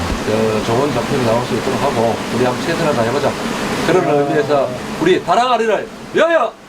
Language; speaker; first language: Korean; native; Korean